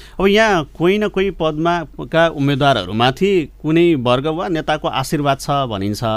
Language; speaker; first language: Nepali; native; Nepali